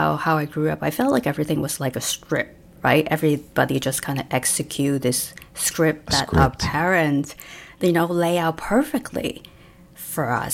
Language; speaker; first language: English; non-native, local second language; Cantonese